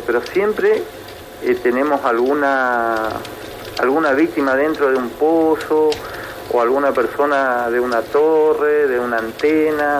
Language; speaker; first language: Spanish; native; Spanish